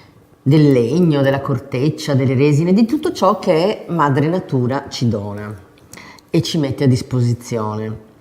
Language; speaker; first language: Italian; native; Italian